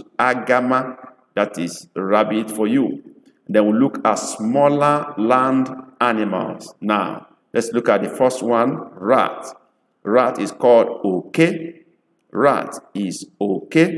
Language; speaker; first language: English; non-native, local second language; Igbo